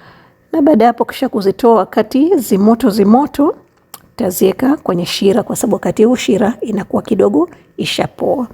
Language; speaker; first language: Swahili; native; Swahili